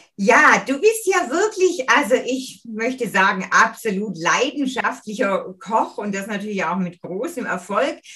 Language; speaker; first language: German; native; German